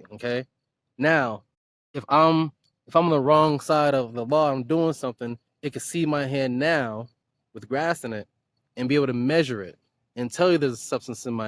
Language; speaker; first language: English; native; English